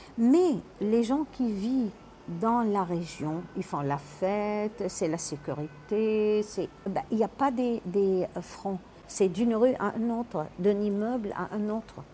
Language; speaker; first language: French; non-native, local second language; Arabic